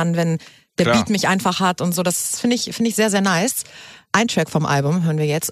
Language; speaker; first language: German; native; German